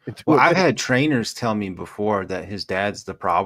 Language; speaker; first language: English; native; English